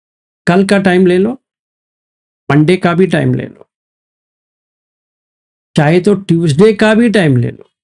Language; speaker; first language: Hindi; native; Hindi